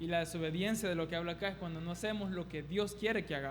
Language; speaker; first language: Spanish; native; Spanish